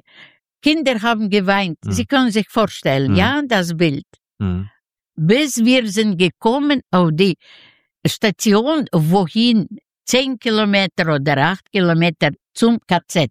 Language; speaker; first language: German; non-native, fluent; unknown